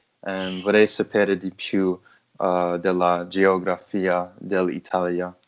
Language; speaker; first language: Italian; non-native, learner; English